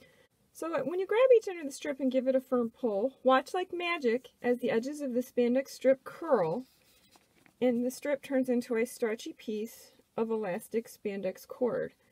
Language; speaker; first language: English; native; English